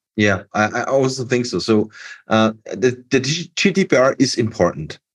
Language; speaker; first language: English; non-native, fluent; German